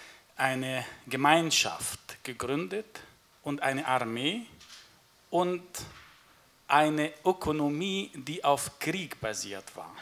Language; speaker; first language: German; non-native, fluent; Arabic